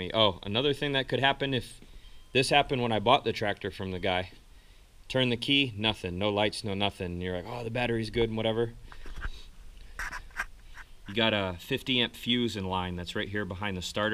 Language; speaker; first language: English; native; English